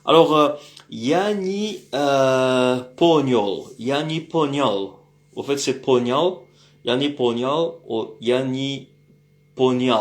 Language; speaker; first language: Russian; non-native, fluent; French